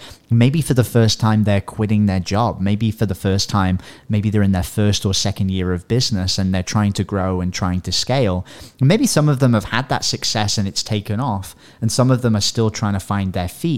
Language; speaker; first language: English; native; English